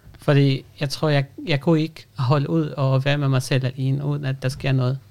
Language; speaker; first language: Danish; non-native, fluent; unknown